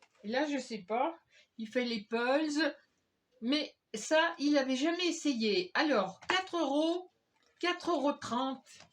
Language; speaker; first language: French; native; French